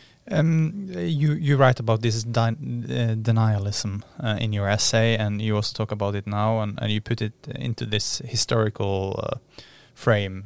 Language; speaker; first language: English; non-native, fluent; Norwegian